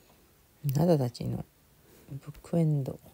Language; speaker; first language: Japanese; non-native, learner; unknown